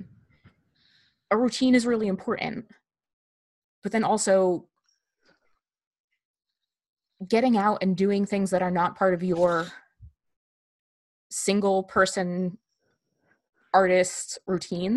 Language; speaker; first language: English; native; English